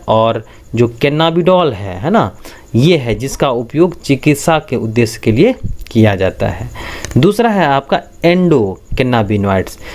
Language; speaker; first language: Hindi; native; Hindi